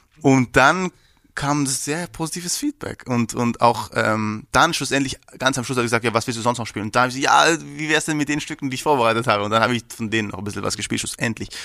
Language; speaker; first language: German; early bilingual, other home language; Persian